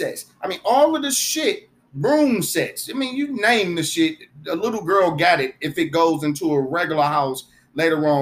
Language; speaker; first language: English; native; English